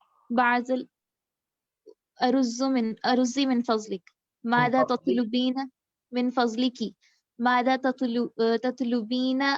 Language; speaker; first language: Arabic; non-native, learner; Urdu